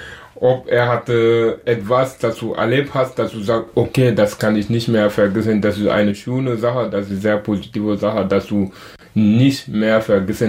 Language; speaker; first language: German; non-native, learner; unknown